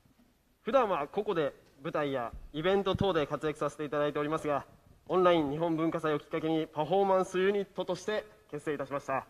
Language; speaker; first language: Japanese; native; Japanese